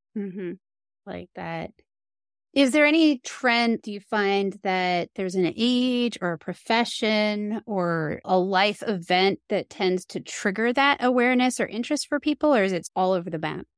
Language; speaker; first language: English; native; English